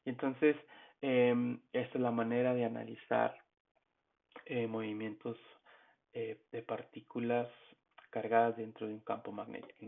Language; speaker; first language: Spanish; native; Spanish